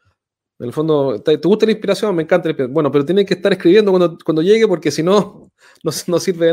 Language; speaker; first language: Spanish; native; Spanish